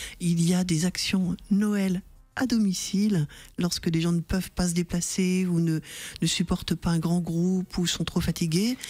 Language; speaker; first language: French; native; French